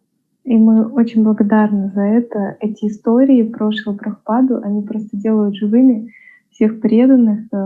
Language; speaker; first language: Russian; native; Russian